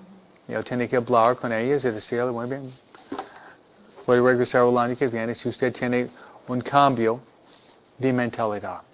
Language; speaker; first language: Spanish; non-native, fluent; English